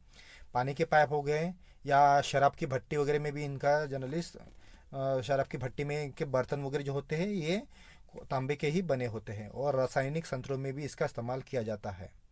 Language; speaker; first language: Hindi; non-native, local second language; Marathi